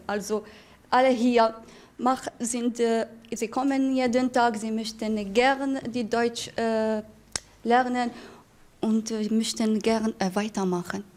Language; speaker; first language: German; non-native, learner; Arabic